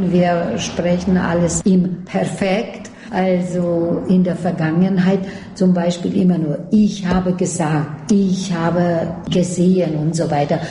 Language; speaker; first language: German; native; German